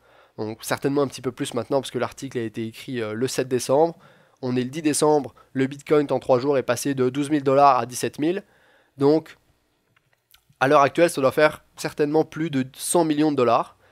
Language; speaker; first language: French; native; French